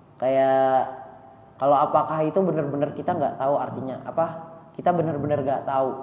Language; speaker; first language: Indonesian; native; Indonesian